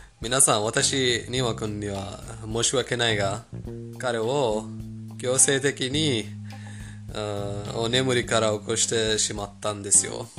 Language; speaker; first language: Japanese; non-native, fluent; Persian